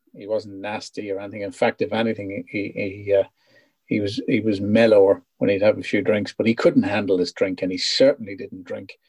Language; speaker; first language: English; native; English